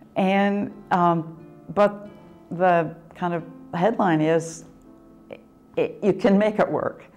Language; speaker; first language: English; native; English